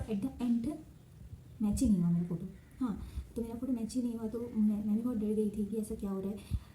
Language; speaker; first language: Hindi; non-native, local second language; Assamese